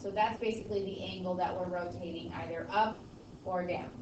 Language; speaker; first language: English; native; English